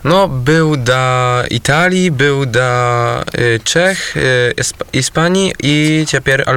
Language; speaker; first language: Polish; non-native, local second language; Belarusian